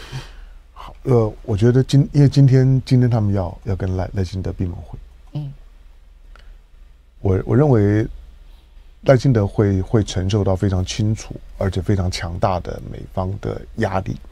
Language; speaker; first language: Chinese; native; Chinese